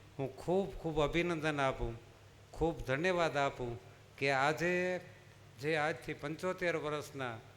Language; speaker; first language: Gujarati; native; Gujarati